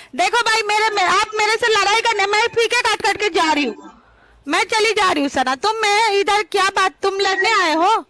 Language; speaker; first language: Hindi; non-native, local second language; Bangla